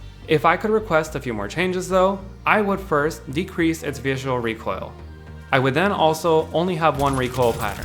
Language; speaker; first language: English; native; English